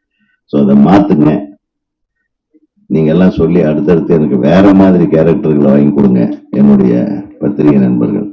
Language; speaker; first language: Tamil; native; Tamil